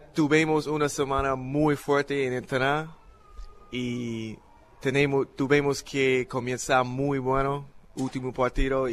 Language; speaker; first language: Spanish; non-native, learner; English